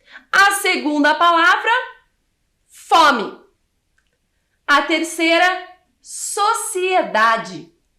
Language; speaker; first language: Portuguese; native; Portuguese